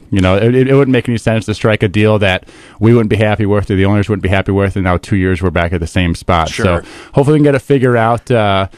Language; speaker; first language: English; native; English